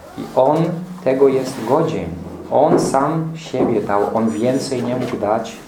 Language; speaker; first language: Polish; non-native, fluent; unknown